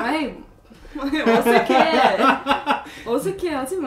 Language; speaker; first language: Korean; non-native, fluent; Swedish